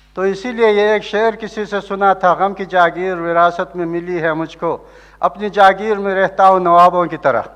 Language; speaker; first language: Urdu; non-native, local second language; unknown